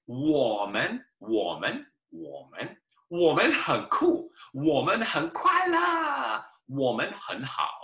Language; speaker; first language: Chinese; non-native, fluent; English